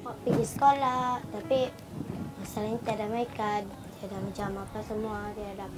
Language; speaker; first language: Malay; early bilingual, other home language; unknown